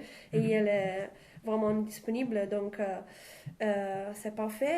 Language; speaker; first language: French; non-native, learner; Italian